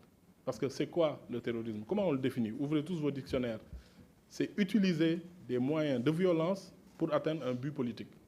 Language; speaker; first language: French; non-native, local second language; Wolof